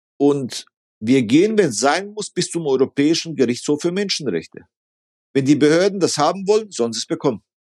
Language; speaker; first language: German; early bilingual, other home language; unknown